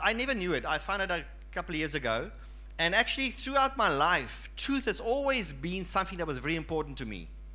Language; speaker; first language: English; non-native, local second language; Afrikaans